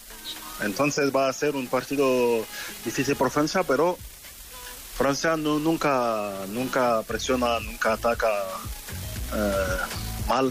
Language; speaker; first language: Spanish; non-native, learner; French